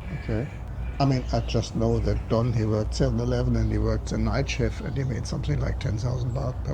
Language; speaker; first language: English; non-native, fluent; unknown